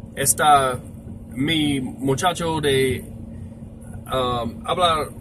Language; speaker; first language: Spanish; non-native, learner; English